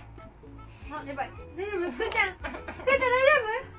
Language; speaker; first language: Japanese; native; Japanese